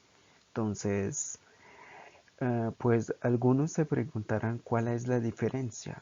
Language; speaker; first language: Spanish; non-native, local second language; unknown